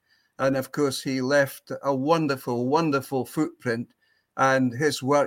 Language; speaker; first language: English; native; English